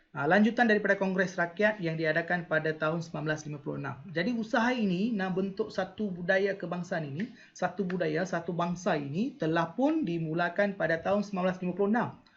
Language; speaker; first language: Malay; non-native, local second language; Tamil